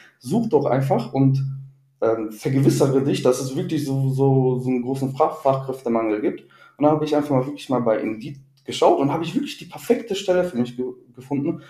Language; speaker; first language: German; native; German